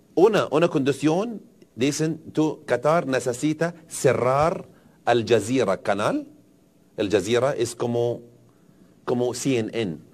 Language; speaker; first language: Spanish; non-native, learner; Arabic